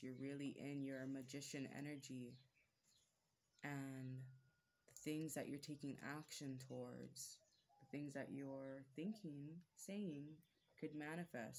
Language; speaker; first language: English; native; English